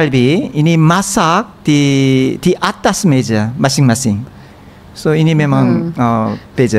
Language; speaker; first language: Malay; non-native, learner; Korean